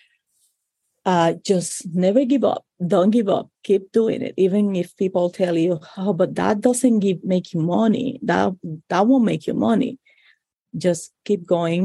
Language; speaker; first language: English; non-native, fluent; Spanish